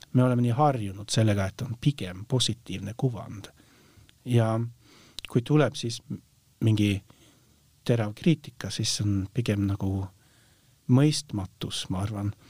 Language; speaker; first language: Estonian; non-native, fluent; Norwegian